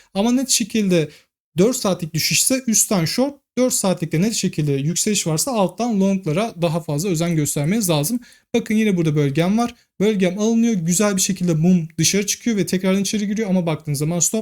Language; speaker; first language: Turkish; native; Turkish